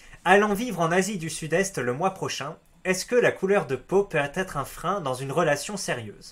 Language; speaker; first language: French; native; French